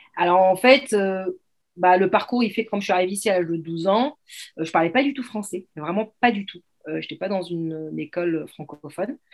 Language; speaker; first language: French; early bilingual, other home language; Arabic